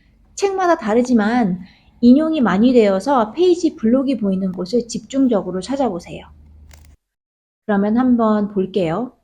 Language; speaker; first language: Korean; native; Korean